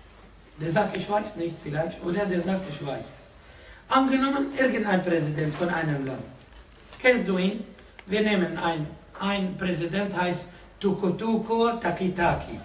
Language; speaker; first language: German; non-native, fluent; Arabic